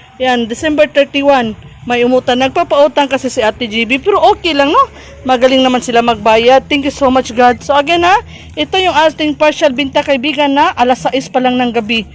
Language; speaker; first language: Filipino; non-native, local second language; Cebuano